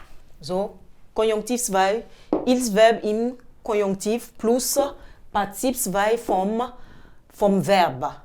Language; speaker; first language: German; non-native, fluent; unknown